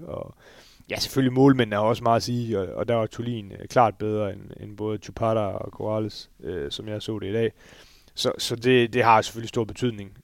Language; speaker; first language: Danish; native; Danish